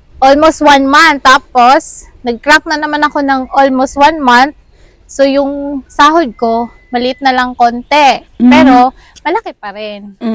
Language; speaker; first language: Filipino; non-native, local second language; Cebuano